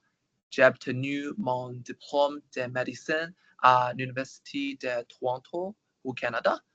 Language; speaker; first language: French; non-native, learner; Chinese